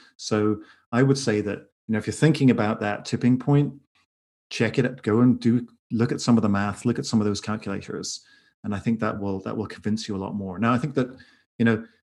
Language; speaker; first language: English; native; English